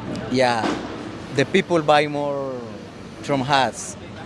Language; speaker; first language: English; non-native, learner; Spanish